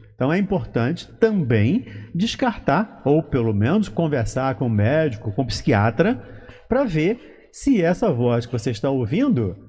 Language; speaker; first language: Portuguese; native; Portuguese